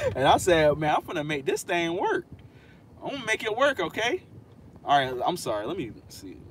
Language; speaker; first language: English; native; English